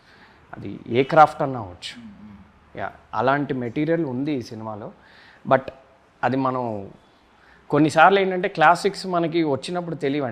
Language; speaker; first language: Telugu; native; Telugu